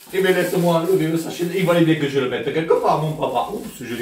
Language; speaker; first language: French; native; French